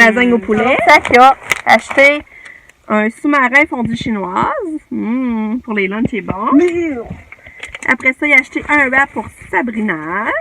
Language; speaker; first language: French; native; French